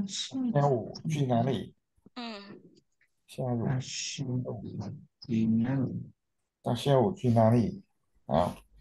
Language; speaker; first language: Chinese; non-native, learner; Vietnamese